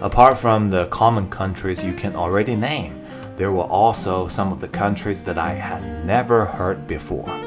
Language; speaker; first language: English; non-native, fluent; Chinese